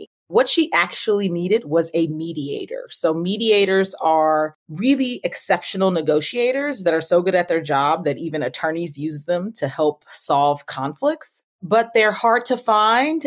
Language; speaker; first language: English; native; English